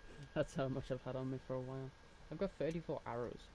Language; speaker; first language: English; native; English